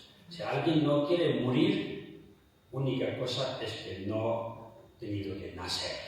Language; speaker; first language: Spanish; non-native, fluent; Tibetan